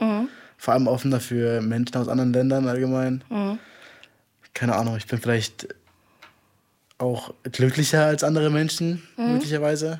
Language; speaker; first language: German; native; German